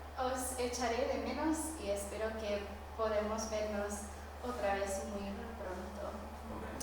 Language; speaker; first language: Spanish; non-native, fluent; English